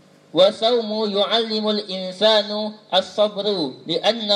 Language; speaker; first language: Arabic; non-native, learner; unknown